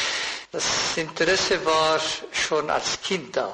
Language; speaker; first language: German; non-native, fluent; Persian